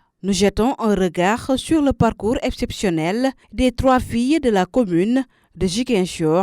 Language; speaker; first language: French; native; French